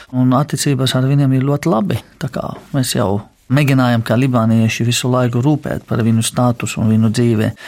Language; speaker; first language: Latvian; non-native, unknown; Arabic